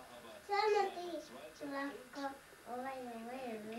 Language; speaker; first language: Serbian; early bilingual, heritage; Serbian